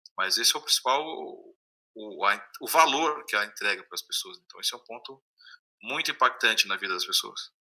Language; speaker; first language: Portuguese; native; Portuguese